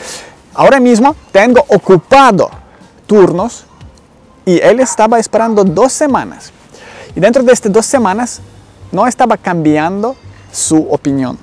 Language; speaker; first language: Spanish; non-native, learner; Ukrainian